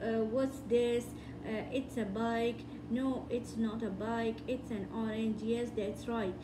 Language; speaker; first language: English; non-native, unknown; Arabic